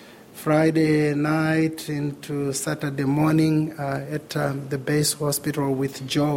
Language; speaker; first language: English; non-native, local second language; Shona